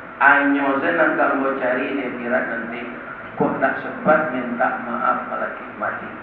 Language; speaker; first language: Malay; non-native, local second language; Minangkabau